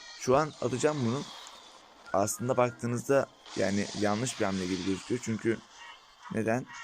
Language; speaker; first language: Turkish; native; Turkish